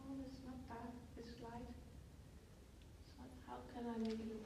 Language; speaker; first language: English; non-native, fluent; Danish